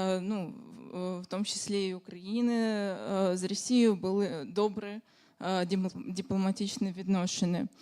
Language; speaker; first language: Ukrainian; non-native, fluent; Russian